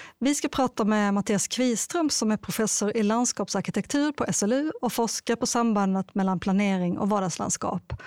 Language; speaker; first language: Swedish; native; Swedish